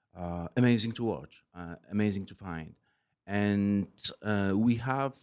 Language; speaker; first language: English; non-native, fluent; Polish